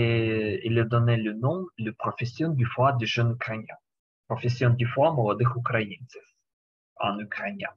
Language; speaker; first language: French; non-native, learner; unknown